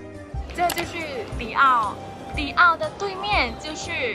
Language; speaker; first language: Chinese; non-native, fluent; Thai